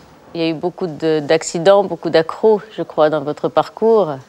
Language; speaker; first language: French; native; French